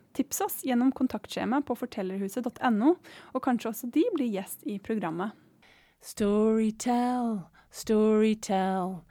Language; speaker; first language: Norwegian; native; Norwegian